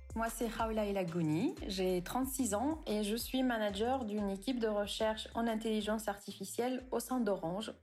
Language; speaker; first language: French; non-native, local second language; Arabic